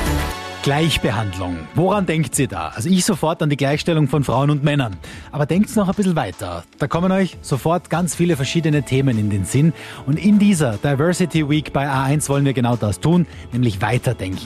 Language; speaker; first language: German; native; German